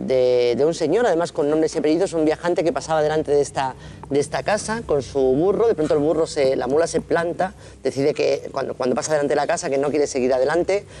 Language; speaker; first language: Spanish; native; Spanish